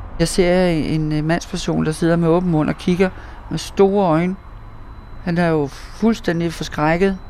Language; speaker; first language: Danish; native; Danish